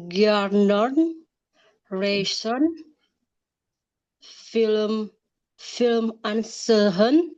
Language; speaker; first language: German; non-native, learner; Indonesian